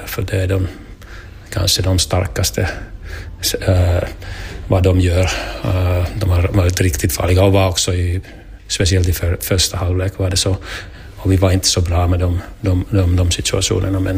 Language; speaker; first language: Swedish; non-native, learner; Finnish